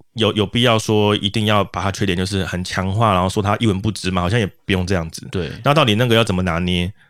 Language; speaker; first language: Chinese; native; Chinese